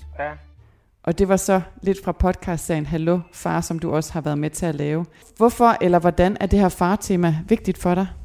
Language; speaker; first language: Danish; native; Danish